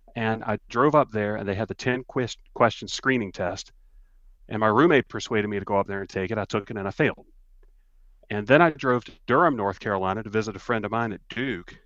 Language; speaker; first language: English; native; English